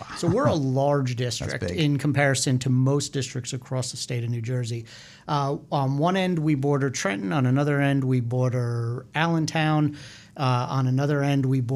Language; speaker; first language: English; native; English